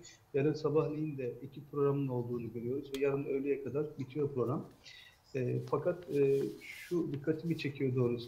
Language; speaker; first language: Turkish; native; Turkish